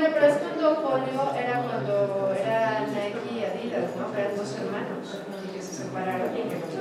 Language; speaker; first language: Spanish; native; Spanish